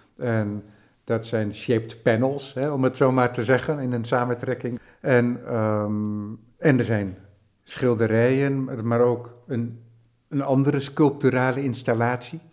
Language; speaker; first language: Dutch; native; Dutch